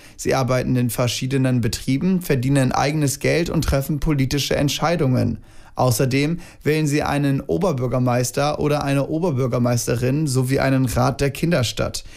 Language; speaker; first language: German; native; German